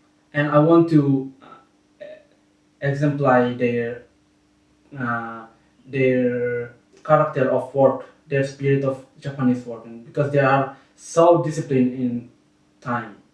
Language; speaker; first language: English; non-native, learner; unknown